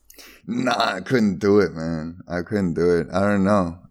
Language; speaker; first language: English; non-native, fluent; Spanish